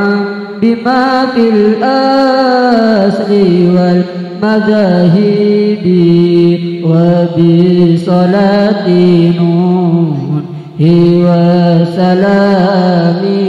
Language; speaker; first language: Arabic; non-native, learner; Indonesian